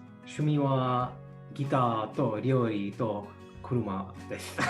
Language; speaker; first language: Japanese; non-native, learner; English